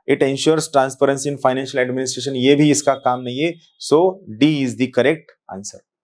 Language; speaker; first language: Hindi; non-native, local second language; Marathi